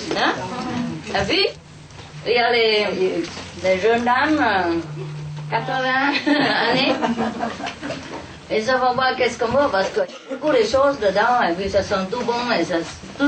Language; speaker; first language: French; non-native, learner; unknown